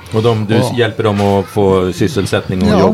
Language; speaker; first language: Swedish; native; Swedish